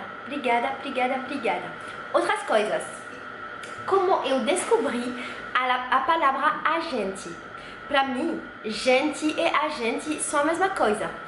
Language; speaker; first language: Portuguese; non-native, fluent; French